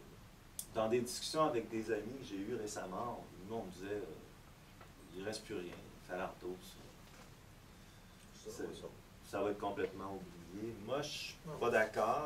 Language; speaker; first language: French; native; French